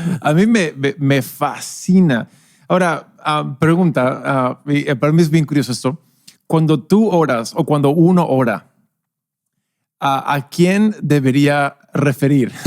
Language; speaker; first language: Spanish; non-native, local second language; English